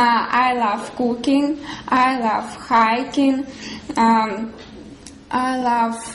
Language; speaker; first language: English; non-native, learner; Russian